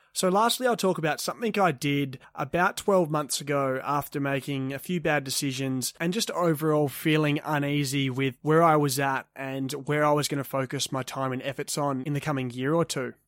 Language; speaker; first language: English; native; English